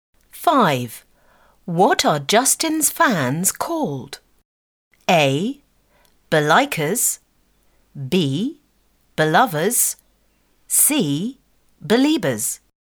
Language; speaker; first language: English; native; English